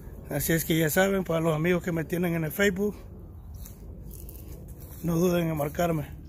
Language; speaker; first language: Spanish; native; Spanish